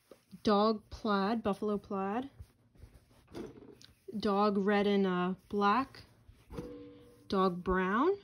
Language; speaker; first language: English; native; English